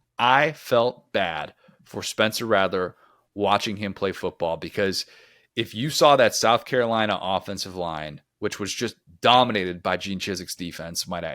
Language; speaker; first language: English; native; English